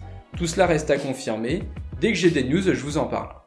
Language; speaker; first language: French; native; French